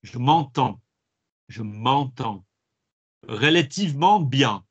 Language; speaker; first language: French; non-native, fluent; English